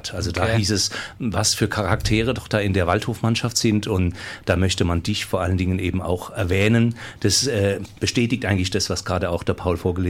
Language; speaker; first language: German; native; German